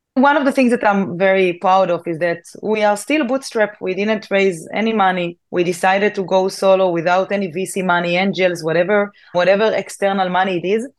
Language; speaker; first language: English; non-native, fluent; Hebrew